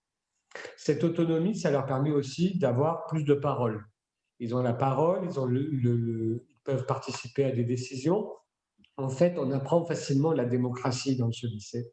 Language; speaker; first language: French; native; French